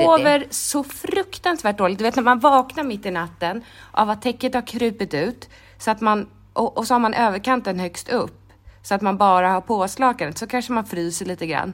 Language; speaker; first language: Swedish; native; Swedish